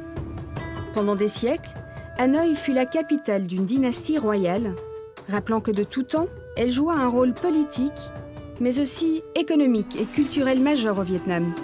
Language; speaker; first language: French; native; French